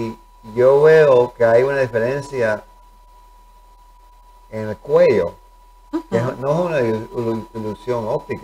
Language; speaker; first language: Spanish; early bilingual, heritage; Spanish